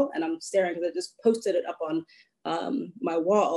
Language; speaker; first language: English; native; English